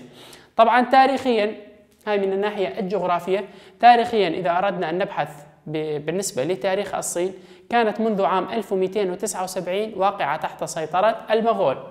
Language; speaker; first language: Arabic; non-native, local second language; Kurdish